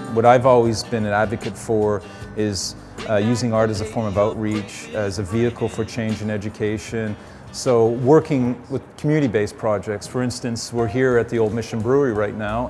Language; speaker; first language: English; native; English